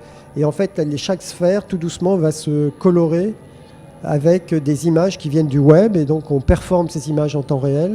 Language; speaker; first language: French; native; French